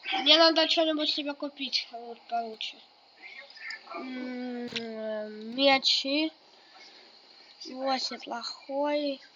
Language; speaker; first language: Russian; native; Russian